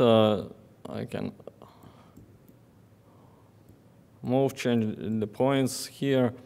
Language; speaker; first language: English; non-native, fluent; Russian